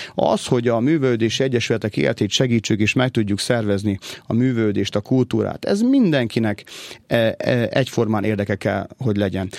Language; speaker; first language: Hungarian; native; Hungarian